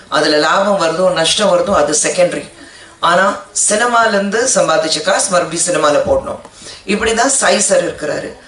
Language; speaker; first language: Tamil; non-native, fluent; Hindi